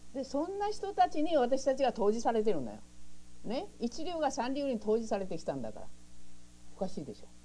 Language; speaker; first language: Japanese; early bilingual, other home language; Chinese